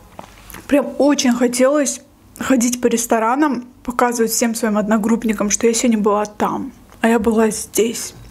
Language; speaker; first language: Russian; native; Russian